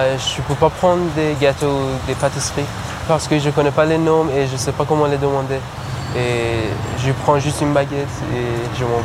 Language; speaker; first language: French; non-native, learner; Persian